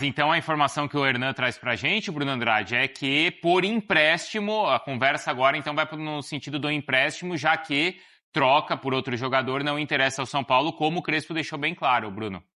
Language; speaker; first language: Portuguese; native; Portuguese